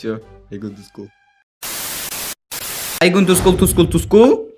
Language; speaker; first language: English; non-native, learner; Kazakh